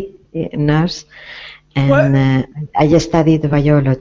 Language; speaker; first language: English; non-native, learner; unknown